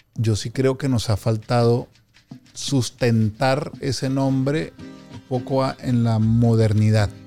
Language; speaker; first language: Spanish; native; Spanish